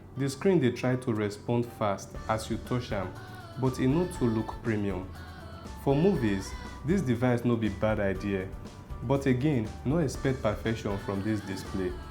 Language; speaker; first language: Nigerian Pidgin; native; Nigerian Pidgin